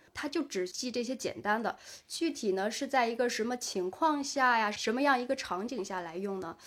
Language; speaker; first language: Chinese; native; Chinese